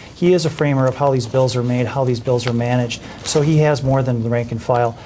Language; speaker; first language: English; native; English